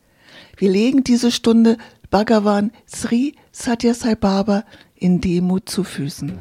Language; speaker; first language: German; native; German